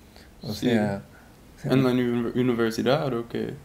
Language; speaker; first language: Spanish; non-native, learner; English